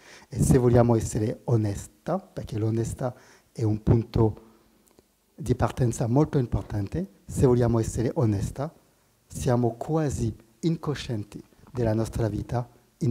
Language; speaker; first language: Italian; non-native, fluent; French